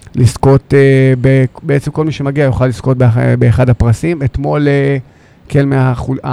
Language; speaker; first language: Hebrew; native; Hebrew